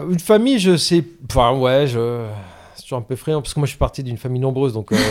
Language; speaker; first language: French; native; French